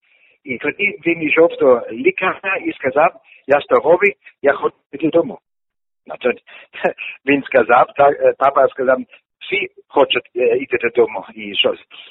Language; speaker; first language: Ukrainian; non-native, learner; German